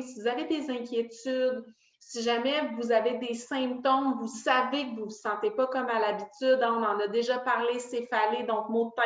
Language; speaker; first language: French; native; French